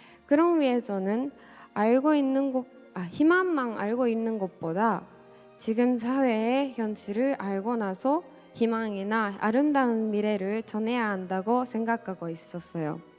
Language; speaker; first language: Korean; non-native, fluent; Japanese